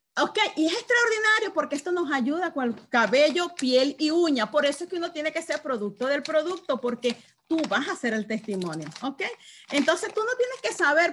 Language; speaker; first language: Spanish; native; Spanish